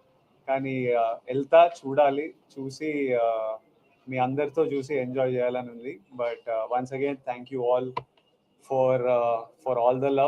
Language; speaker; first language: Telugu; native; Telugu